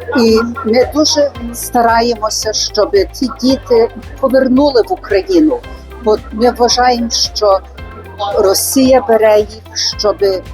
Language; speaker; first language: Ukrainian; early bilingual, heritage; Ukrainian